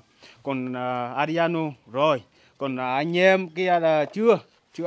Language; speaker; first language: Vietnamese; non-native, fluent; Portuguese